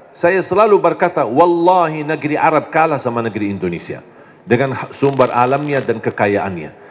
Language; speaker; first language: Indonesian; non-native, fluent; Arabic